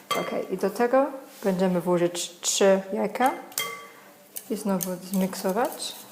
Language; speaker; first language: Polish; non-native, learner; English